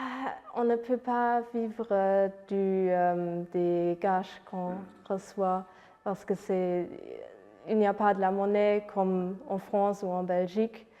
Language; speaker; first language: French; non-native, fluent; Luxembourgish